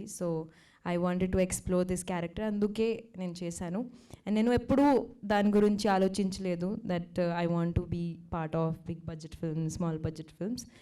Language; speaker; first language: Telugu; non-native, local second language; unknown